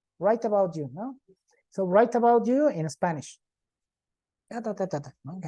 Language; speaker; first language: English; non-native, fluent; Spanish